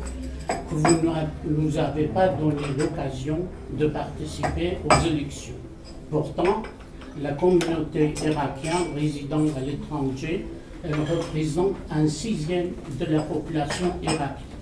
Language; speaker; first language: French; non-native, fluent; Arabic